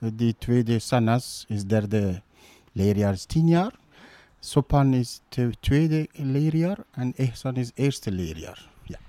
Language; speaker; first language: Dutch; non-native, learner; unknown